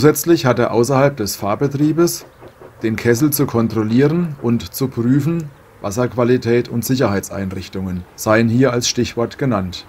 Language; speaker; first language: German; native; German